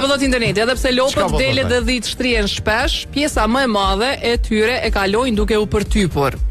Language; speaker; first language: Albanian; native; Albanian